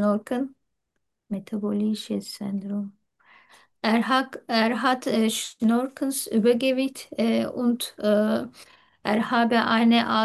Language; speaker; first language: German; non-native, learner; Turkish